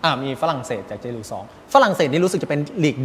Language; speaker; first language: Thai; native; Thai